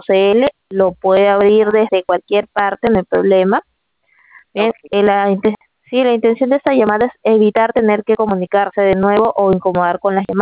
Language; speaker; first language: Spanish; native; Spanish